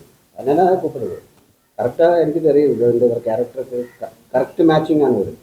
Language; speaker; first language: Tamil; non-native, learner; Malayalam